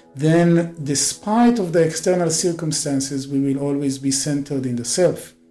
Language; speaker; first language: English; non-native, fluent; Hebrew